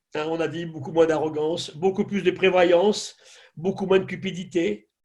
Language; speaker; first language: French; native; French